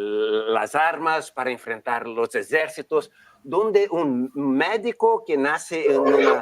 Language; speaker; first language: Spanish; non-native, learner; Portuguese